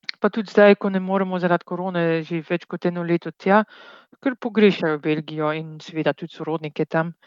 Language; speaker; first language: Slovenian; non-native, fluent; Dutch